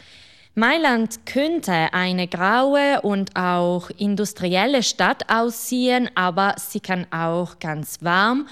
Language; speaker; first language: German; non-native, fluent; Italian